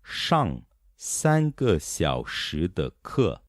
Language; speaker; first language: Chinese; non-native, fluent; Portuguese